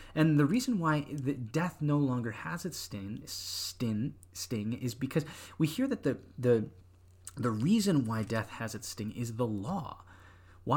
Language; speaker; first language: English; native; English